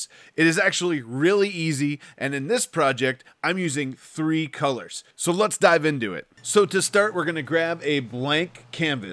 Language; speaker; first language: English; native; English